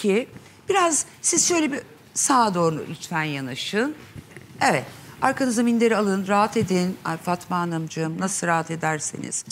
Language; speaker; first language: Turkish; native; Turkish